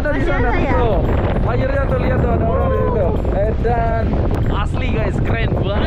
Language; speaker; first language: Indonesian; native; Indonesian